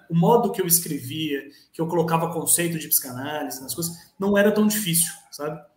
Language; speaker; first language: Portuguese; native; Portuguese